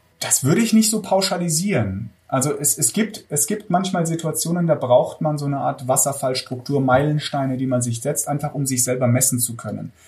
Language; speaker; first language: German; early bilingual, other home language; Armenian